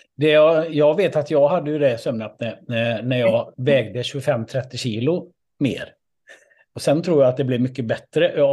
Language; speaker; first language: Swedish; native; Swedish